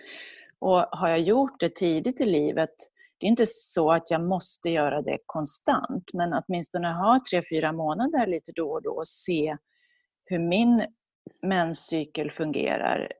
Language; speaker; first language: Swedish; native; Swedish